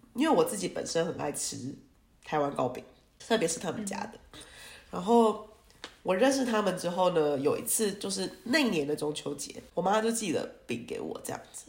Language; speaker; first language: Chinese; native; Chinese